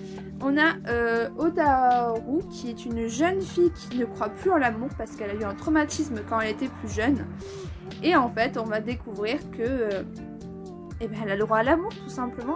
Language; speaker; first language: French; native; French